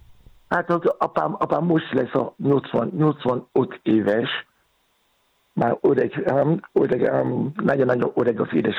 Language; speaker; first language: Hungarian; non-native, fluent; Yoruba